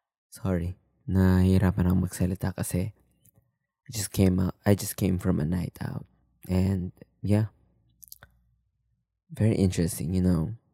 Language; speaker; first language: English; non-native, local second language; Filipino